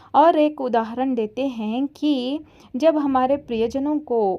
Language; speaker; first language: Hindi; non-native, local second language; Kannada